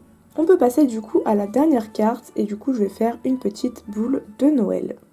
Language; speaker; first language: French; native; French